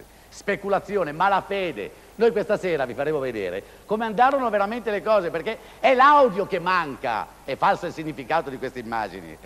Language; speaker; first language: Italian; native; Italian